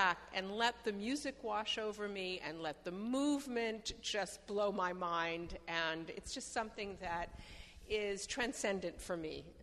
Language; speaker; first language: English; native; English